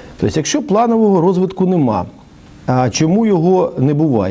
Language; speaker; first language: Ukrainian; native; Ukrainian